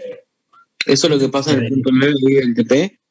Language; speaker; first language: Spanish; native; Spanish